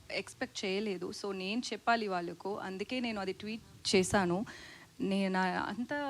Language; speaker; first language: Telugu; non-native, learner; Tamil